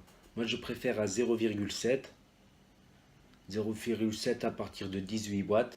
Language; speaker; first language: French; native; French